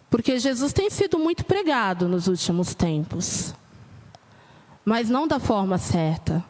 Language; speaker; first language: Portuguese; native; Portuguese